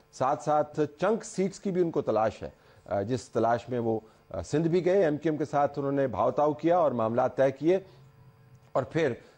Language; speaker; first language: Urdu; native; Urdu